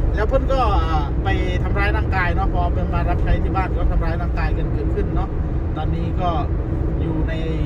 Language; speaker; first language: Thai; non-native, local second language; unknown